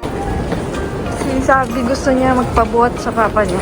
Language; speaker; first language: Filipino; native; Filipino